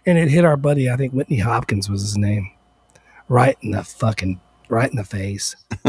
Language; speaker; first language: English; native; English